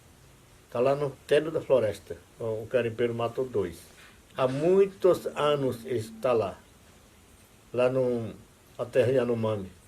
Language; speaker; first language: Portuguese; non-native, local second language; Yanomámi